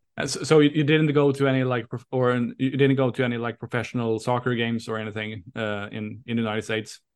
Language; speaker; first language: English; non-native, fluent; Swedish